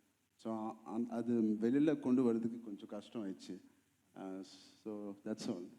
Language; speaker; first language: Tamil; non-native, local second language; Telugu